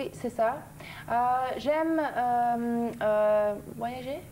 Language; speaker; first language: French; non-native, local second language; German